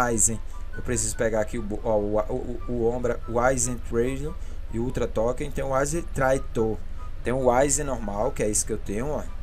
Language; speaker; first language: Portuguese; native; Portuguese